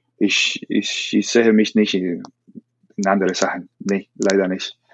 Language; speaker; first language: German; non-native, learner; Spanish